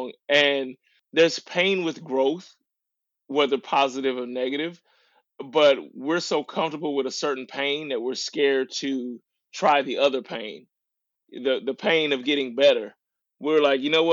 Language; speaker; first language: English; native; English